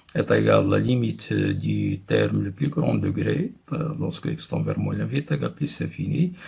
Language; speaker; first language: French; non-native, local second language; Arabic